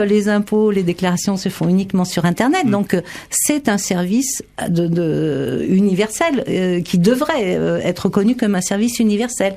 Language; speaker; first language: French; native; French